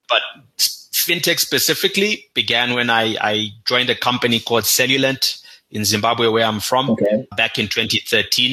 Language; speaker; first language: English; non-native, local second language; Shona